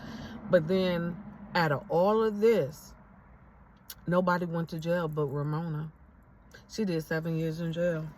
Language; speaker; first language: English; native; English